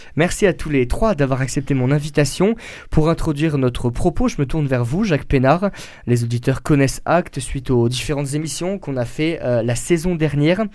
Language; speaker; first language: French; native; French